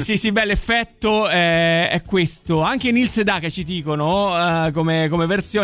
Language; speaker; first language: Italian; native; Italian